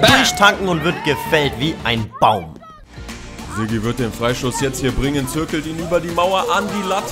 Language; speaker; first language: German; native; German